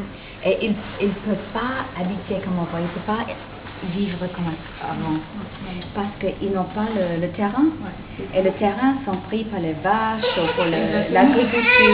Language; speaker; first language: French; non-native, fluent; English